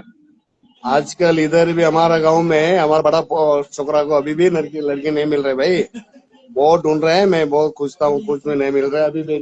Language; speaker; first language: Hindi; non-native, local second language; Tibetan